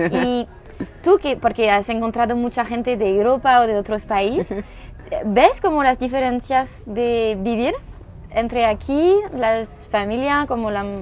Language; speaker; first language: Spanish; non-native, learner; French